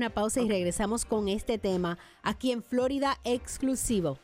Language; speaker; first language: Spanish; native; Spanish